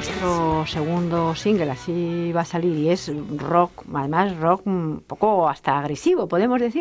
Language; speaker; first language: Spanish; native; Spanish